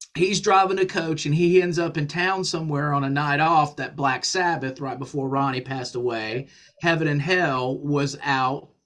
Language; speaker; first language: English; native; English